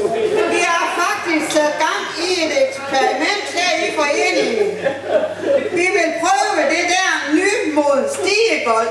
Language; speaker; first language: Danish; native; Danish